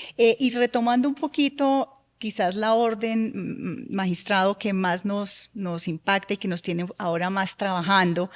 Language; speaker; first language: Spanish; native; Spanish